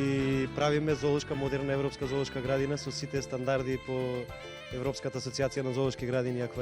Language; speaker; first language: Macedonian; native; Macedonian